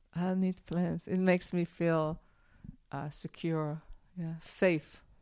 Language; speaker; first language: English; non-native, fluent; Hebrew